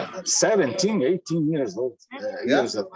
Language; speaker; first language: English; non-native, learner; Portuguese